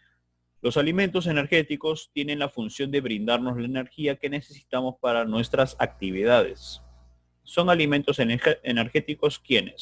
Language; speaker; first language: Spanish; native; Spanish